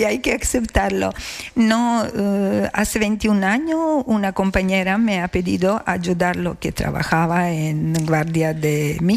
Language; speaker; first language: Spanish; non-native, learner; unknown